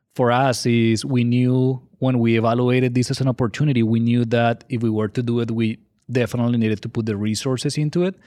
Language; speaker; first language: English; non-native, fluent; Spanish